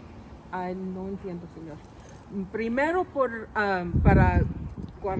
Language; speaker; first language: Spanish; non-native, learner; English